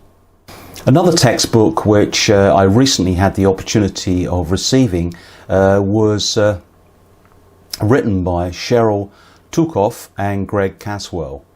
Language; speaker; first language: English; native; English